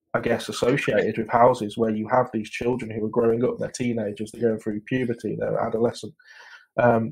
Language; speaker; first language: English; native; English